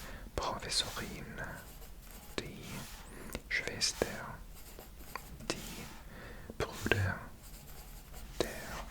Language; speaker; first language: German; non-native, learner; English